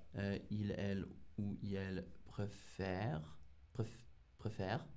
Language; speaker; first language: French; non-native, fluent; English